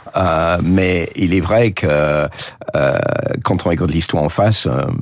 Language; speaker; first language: French; non-native, fluent; English